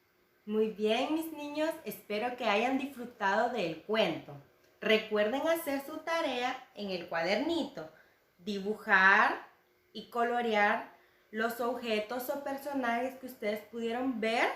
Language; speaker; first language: Spanish; native; Spanish